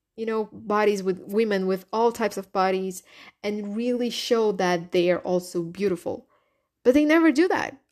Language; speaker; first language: English; non-native, fluent; Portuguese